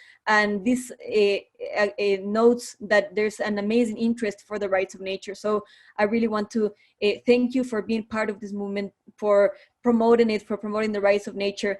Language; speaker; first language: English; non-native, fluent; Spanish